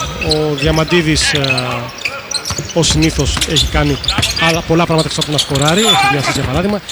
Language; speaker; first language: Greek; native; Greek